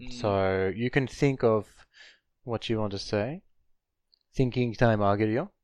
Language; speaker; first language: English; non-native, learner; Japanese